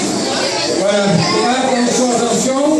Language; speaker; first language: French; native; French